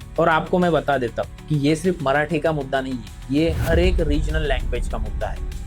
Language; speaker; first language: Hindi; non-native, local second language; Marathi